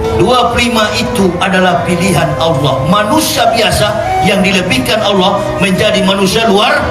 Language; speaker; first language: Indonesian; native; Indonesian